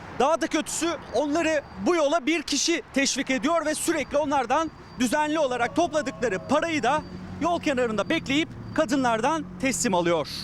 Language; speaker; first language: Turkish; native; Turkish